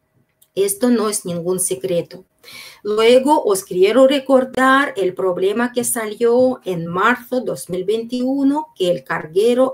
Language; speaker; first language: Spanish; non-native, fluent; Russian